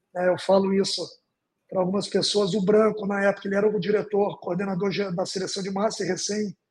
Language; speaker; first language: Portuguese; native; Portuguese